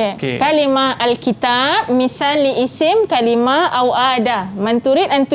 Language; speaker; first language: Arabic; non-native, fluent; Malay